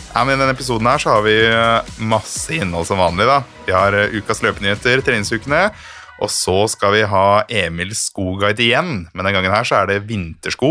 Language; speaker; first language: Norwegian; native; Norwegian